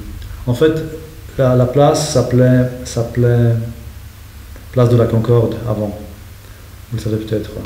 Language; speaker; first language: French; non-native, fluent; Polish